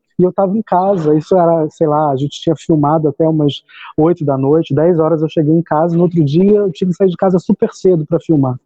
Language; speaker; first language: Portuguese; native; Portuguese